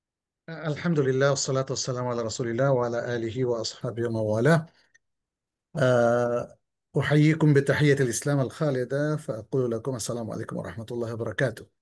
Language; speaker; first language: Arabic; non-native, fluent; Bangla